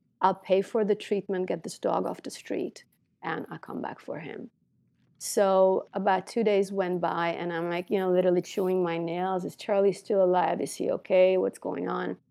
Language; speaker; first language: English; non-native, fluent; Romanian